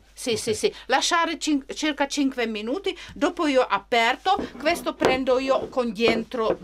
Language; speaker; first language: Italian; non-native, learner; Czech